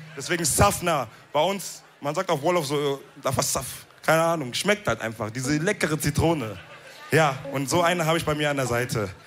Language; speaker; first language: German; early bilingual, other home language; Wolof